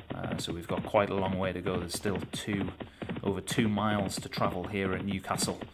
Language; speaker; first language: English; native; English